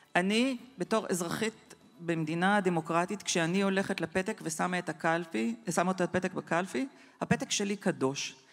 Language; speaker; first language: Hebrew; native; Hebrew